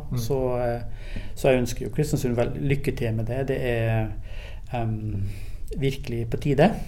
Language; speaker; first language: Norwegian; early bilingual, other home language; English